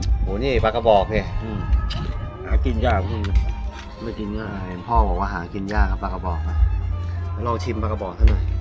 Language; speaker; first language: Thai; native; Thai